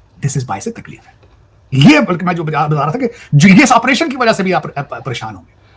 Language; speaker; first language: Urdu; non-native, local second language; Punjabi